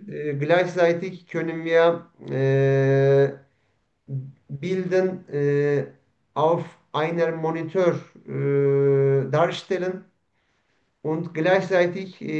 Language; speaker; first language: German; non-native, learner; Turkish